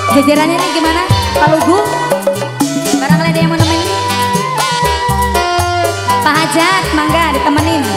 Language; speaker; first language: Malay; non-native, local second language; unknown